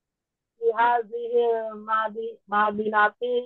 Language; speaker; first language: Arabic; non-native, learner; Indonesian